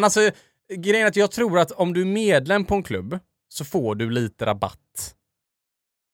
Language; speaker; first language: Swedish; native; Swedish